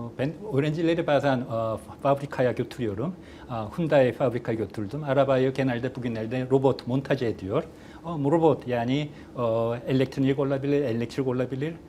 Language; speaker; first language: Turkish; non-native, fluent; Korean